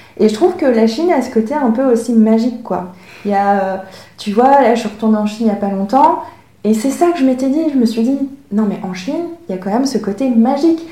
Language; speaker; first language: French; early bilingual, other home language; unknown